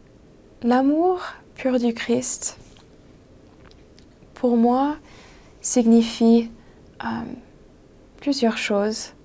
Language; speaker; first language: French; non-native, fluent; English